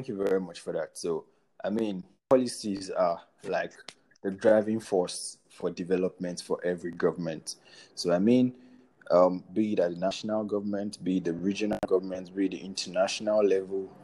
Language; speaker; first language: English; non-native, local second language; Yoruba